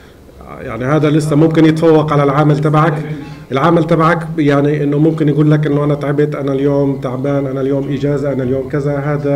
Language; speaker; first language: Arabic; native; Arabic